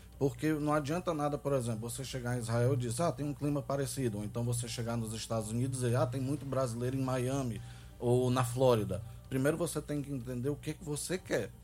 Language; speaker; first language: Portuguese; native; Portuguese